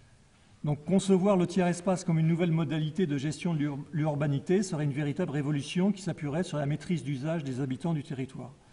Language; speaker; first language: French; native; French